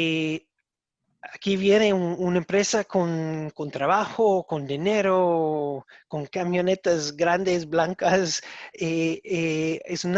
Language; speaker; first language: Spanish; non-native, learner; English